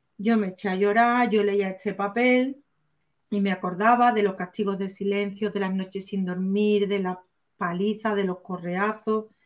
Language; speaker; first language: Spanish; native; Spanish